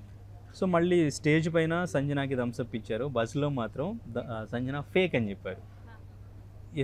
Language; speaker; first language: Telugu; native; Telugu